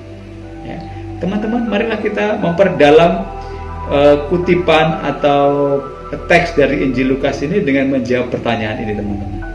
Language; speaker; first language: Indonesian; native; Indonesian